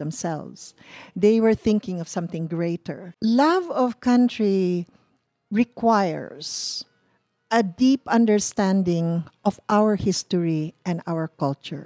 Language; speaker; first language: English; non-native, local second language; Cebuano